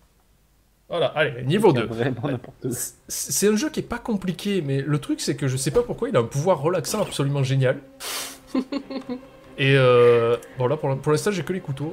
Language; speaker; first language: French; native; French